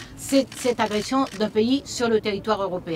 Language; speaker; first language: French; native; French